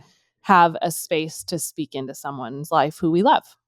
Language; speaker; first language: English; native; English